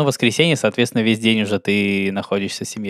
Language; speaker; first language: Russian; native; Russian